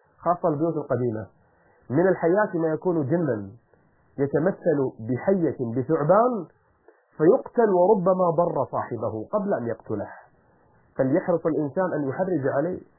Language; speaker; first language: Arabic; native; Arabic